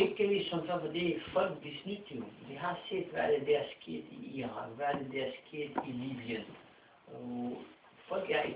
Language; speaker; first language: Danish; non-native, fluent; Arabic